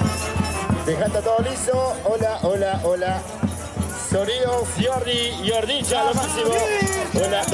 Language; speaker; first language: Spanish; native; Spanish